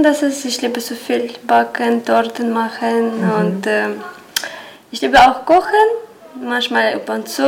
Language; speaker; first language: German; non-native, learner; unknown